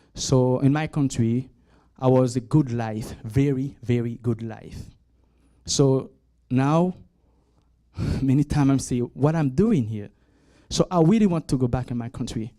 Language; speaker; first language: English; non-native, learner; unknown